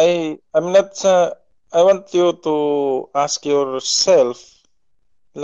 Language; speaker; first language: English; non-native, local second language; Filipino